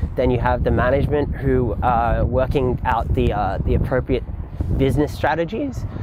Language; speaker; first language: English; native; English